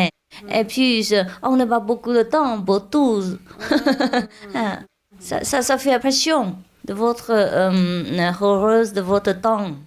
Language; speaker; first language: French; non-native, learner; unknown